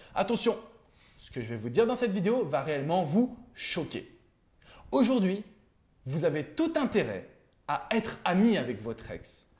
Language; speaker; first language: French; native; French